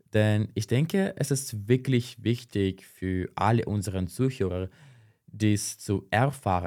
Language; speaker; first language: German; non-native, fluent; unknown